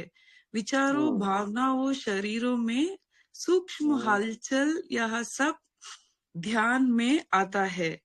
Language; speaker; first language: Hindi; non-native, local second language; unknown